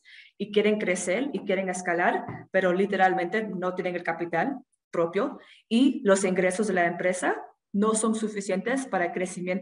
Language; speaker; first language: Spanish; non-native, fluent; English